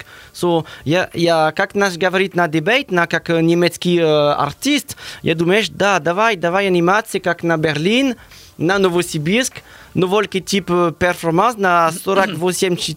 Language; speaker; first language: Russian; non-native, learner; French